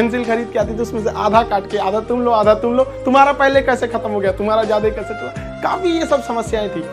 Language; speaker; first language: Hindi; native; Hindi